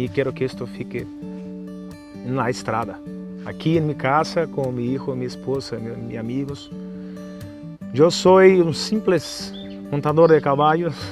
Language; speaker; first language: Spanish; non-native, learner; Portuguese